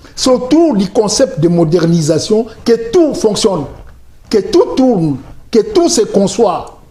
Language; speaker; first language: French; non-native, local second language; Luba-Lulua